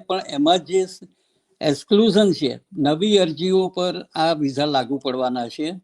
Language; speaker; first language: Gujarati; native; Gujarati